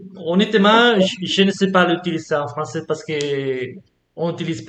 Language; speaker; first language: French; non-native, fluent; Spanish